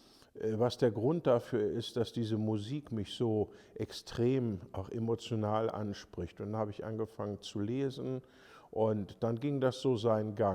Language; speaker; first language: German; native; German